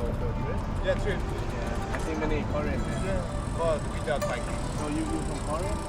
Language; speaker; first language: English; non-native, learner; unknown